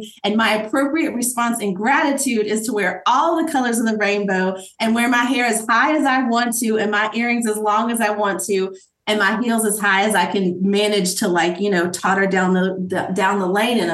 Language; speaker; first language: English; native; English